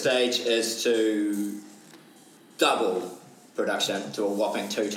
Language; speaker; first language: English; native; English